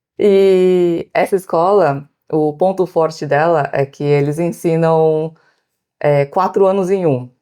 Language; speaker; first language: Portuguese; native; Portuguese